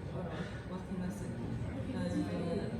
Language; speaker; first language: English; non-native, learner; Chinese